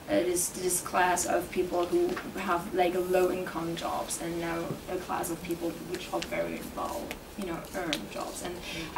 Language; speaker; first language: English; non-native, fluent; German